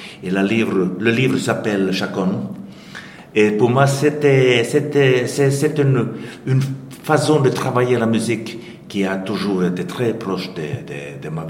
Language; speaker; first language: French; non-native, fluent; Finnish